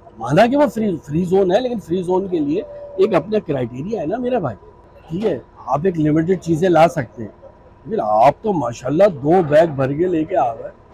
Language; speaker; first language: Urdu; native; Urdu